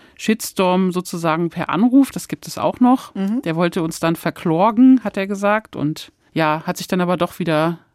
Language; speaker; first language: German; native; German